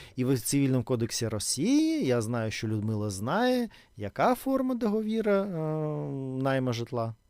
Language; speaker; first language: Ukrainian; non-native, local second language; Russian